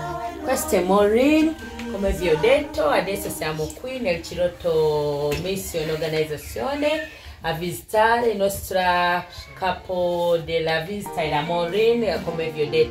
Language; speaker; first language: Italian; non-native, learner; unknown